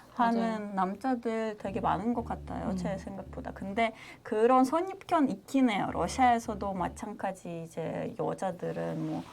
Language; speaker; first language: Korean; non-native, fluent; Russian